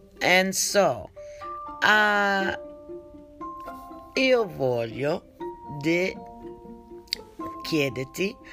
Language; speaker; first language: Italian; non-native, learner; English